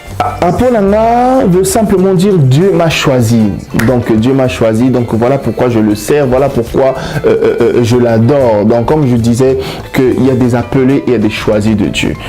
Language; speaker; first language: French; non-native, local second language; Lingala